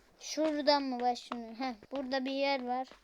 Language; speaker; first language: Turkish; native; Turkish